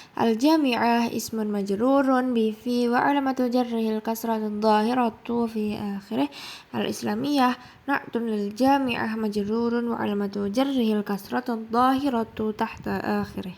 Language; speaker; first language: Arabic; non-native, learner; Indonesian